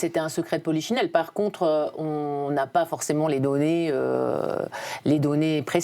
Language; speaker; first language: French; native; French